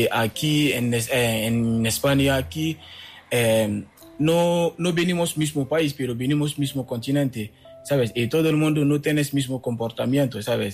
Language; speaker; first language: Spanish; non-native, fluent; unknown